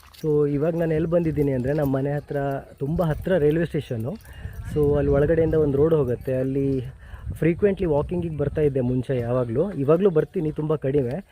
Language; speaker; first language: Kannada; native; Kannada